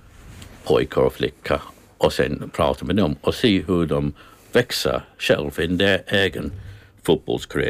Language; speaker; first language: Swedish; non-native, learner; English